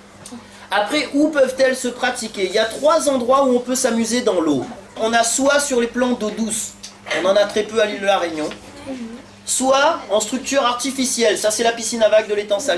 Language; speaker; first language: French; native; French